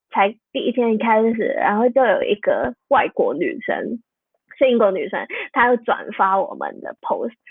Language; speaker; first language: Chinese; non-native, fluent; Cantonese